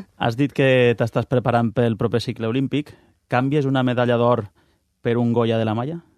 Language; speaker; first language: Catalan; native; Catalan